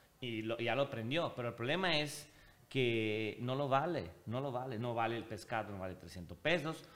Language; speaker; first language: Spanish; non-native, fluent; Italian